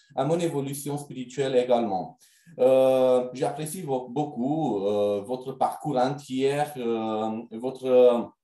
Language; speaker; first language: French; non-native, fluent; Romanian